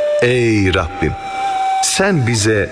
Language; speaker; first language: Turkish; native; Turkish